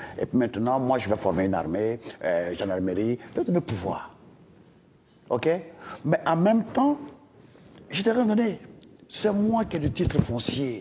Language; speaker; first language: French; non-native, local second language; Dyula